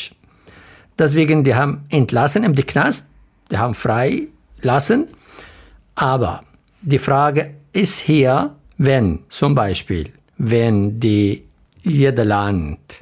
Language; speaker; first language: German; non-native, learner; Arabic